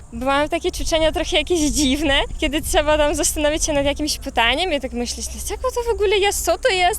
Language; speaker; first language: Polish; non-native, fluent; Ukrainian